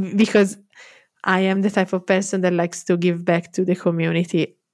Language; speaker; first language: English; non-native, fluent; Italian